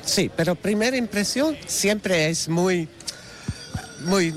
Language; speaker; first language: Spanish; non-native, learner; Dutch